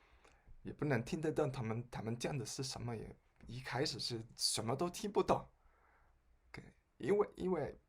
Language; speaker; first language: Chinese; non-native, fluent; Spanish